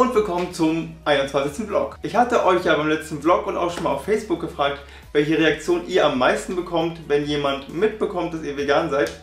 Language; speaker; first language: German; native; German